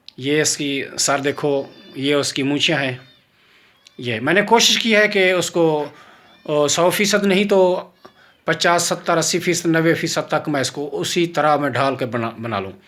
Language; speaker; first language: Urdu; non-native, local second language; Saraiki